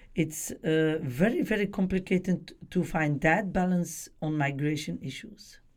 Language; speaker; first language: English; non-native, fluent; Dutch